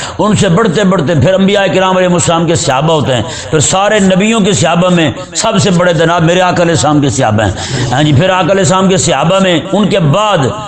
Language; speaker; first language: Urdu; non-native, local second language; Punjabi